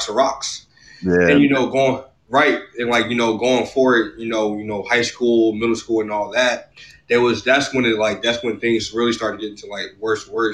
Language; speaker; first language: English; native; English